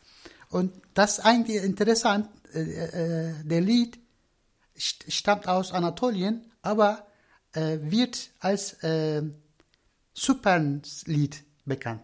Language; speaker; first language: German; non-native, learner; Turkish